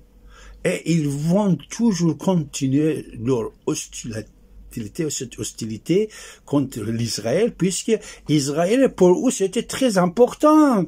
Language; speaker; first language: French; non-native, fluent; Persian